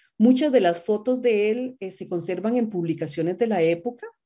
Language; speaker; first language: Spanish; native; Spanish